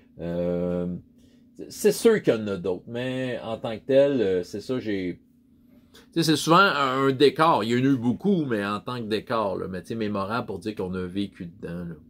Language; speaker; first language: French; native; French